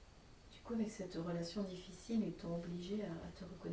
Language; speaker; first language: French; native; French